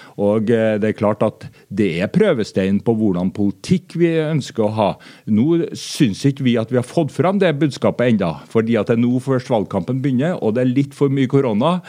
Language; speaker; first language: Norwegian; native; Norwegian